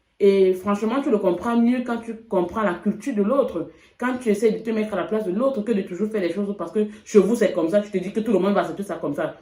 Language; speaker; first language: French; native; French